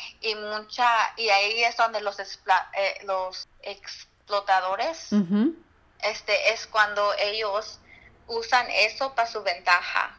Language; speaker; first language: Spanish; early bilingual, heritage; Spanish